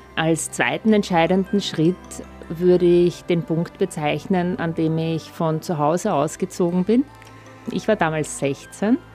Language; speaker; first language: German; early bilingual, other home language; Russian